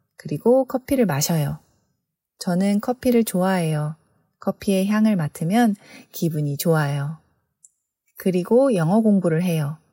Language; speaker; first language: Korean; native; Korean